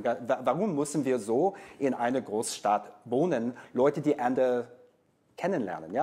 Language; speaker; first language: German; non-native, learner; English